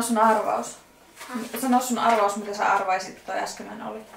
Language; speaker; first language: Finnish; native; Finnish